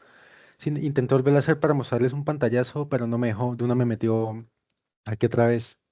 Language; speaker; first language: Spanish; native; Spanish